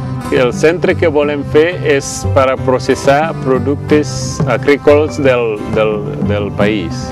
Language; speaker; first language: Catalan; non-native, fluent; Mandingo